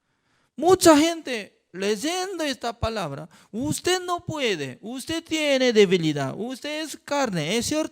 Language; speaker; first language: Spanish; non-native, fluent; Korean